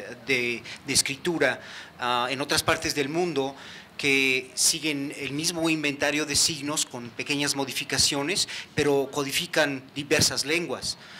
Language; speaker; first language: Spanish; native; Spanish